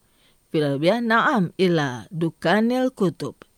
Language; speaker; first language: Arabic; non-native, learner; Indonesian